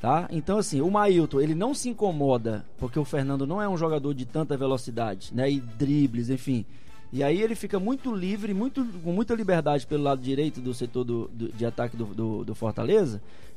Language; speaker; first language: Portuguese; native; Portuguese